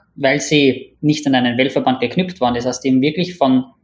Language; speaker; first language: German; native; German